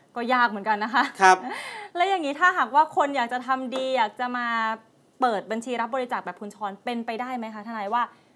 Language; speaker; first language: Thai; native; Thai